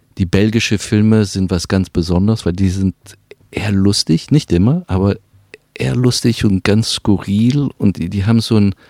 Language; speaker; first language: German; non-native, fluent; French